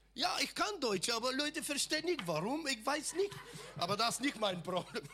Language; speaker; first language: German; non-native, learner; Bulgarian